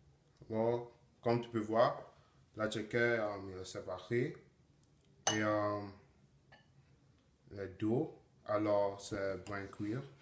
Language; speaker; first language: French; non-native, learner; English